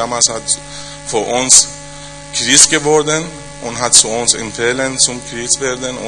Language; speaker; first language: German; non-native, learner; Persian